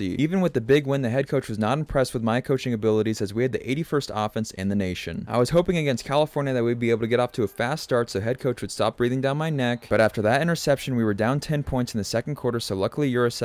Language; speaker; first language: English; native; English